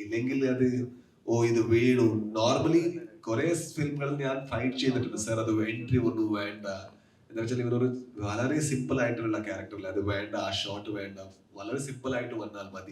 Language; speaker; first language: Malayalam; non-native, learner; Kannada